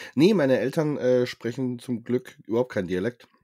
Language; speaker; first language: German; native; German